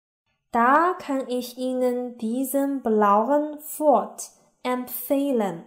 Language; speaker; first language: German; non-native, learner; Chinese